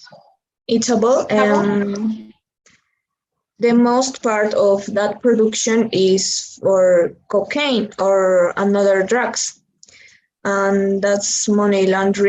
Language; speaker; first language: English; non-native, learner; Spanish